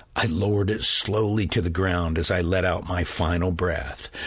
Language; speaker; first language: English; native; English